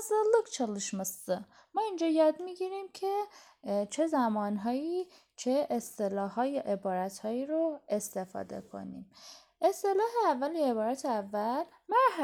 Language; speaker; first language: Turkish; non-native, fluent; Persian